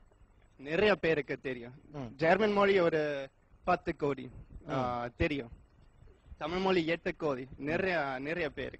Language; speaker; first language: Tamil; non-native, learner; German